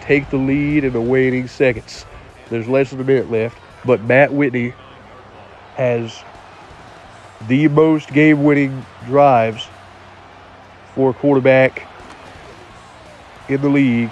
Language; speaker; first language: English; native; English